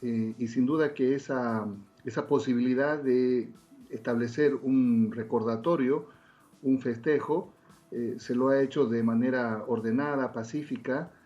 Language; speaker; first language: Spanish; native; Spanish